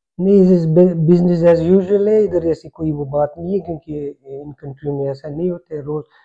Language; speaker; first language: Urdu; non-native, local second language; Pashto